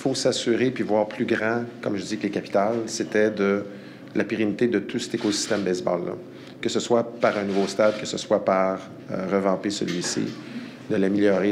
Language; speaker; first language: French; native; French